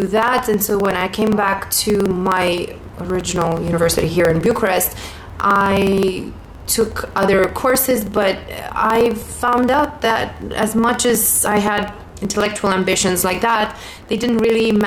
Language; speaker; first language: English; non-native, fluent; Romanian